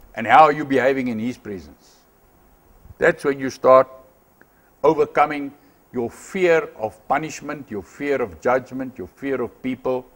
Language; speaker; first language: English; non-native, local second language; Afrikaans